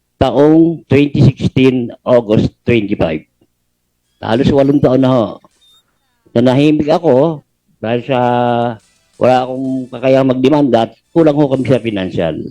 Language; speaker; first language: Filipino; native; Filipino